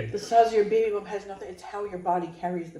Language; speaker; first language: English; native; English